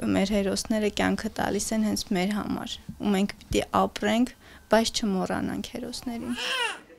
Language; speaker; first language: Armenian; native; Armenian